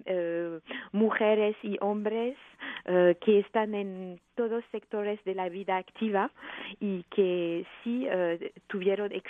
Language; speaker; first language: Spanish; non-native, fluent; French